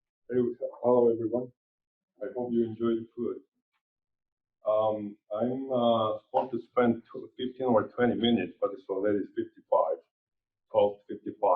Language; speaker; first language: English; non-native, fluent; Korean